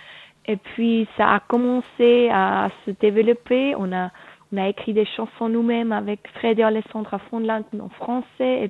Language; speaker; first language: French; non-native, local second language; Swiss German